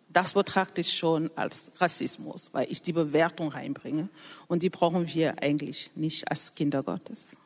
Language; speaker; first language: German; non-native, fluent; French